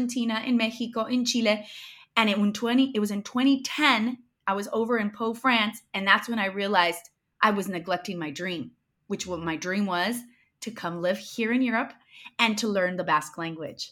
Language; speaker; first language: English; early bilingual, other home language; Spanish